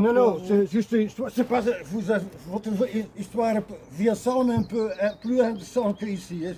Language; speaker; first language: French; non-native, learner; Dutch